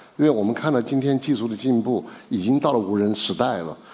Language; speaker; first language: Chinese; native; Chinese